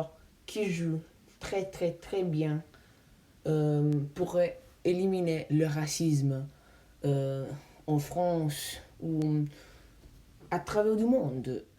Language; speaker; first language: French; non-native, learner; English